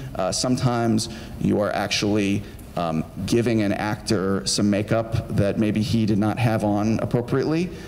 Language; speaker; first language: English; native; English